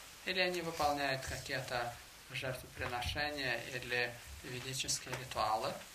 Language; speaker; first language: Russian; native; Russian